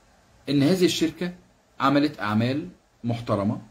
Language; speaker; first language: Arabic; native; Arabic